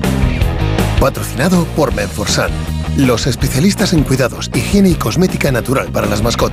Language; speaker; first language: Spanish; native; Spanish